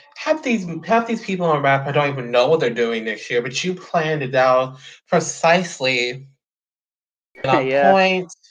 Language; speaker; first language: English; native; English